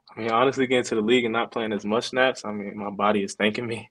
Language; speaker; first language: English; native; English